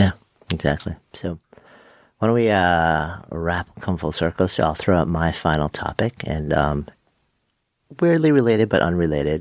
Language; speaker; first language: English; native; English